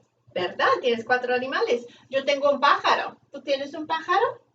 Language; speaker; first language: Spanish; non-native, fluent; English